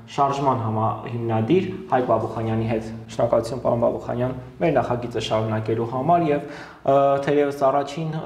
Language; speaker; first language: Armenian; native; Armenian